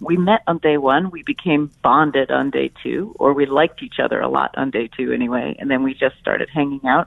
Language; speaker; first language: English; native; English